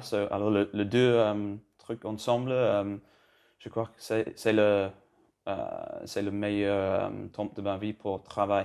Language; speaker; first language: French; non-native, learner; English